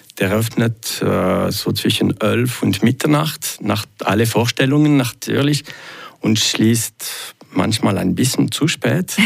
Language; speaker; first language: German; non-native, local second language; French